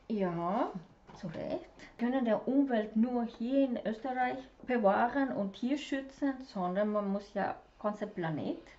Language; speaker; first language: German; non-native, fluent; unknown